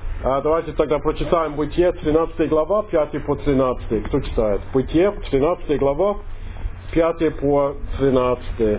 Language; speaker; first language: Russian; non-native, fluent; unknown